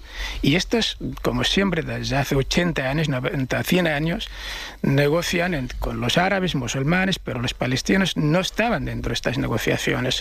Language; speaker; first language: Spanish; non-native, fluent; Arabic